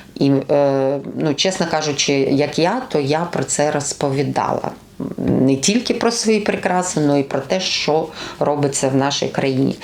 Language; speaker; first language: Ukrainian; native; Ukrainian